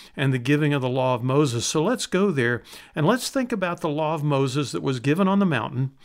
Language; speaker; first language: English; native; English